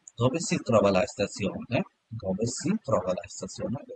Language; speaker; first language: Italian; non-native, learner; Bangla